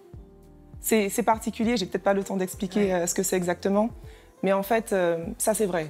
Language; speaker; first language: French; native; French